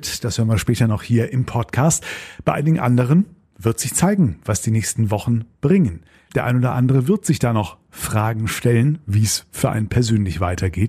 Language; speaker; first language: German; native; German